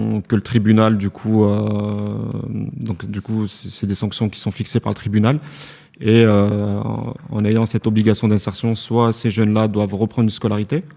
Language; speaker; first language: French; native; French